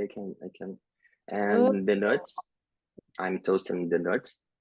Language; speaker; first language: English; non-native, learner; Portuguese